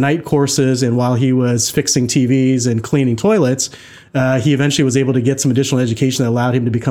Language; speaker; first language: English; native; English